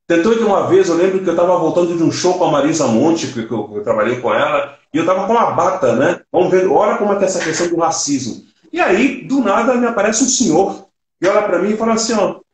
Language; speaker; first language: Portuguese; early bilingual, other home language; Swahili